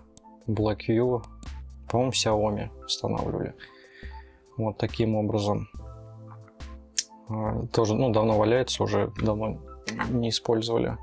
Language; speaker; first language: Russian; native; Russian